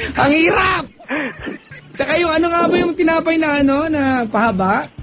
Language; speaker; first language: Filipino; non-native, local second language; Iloko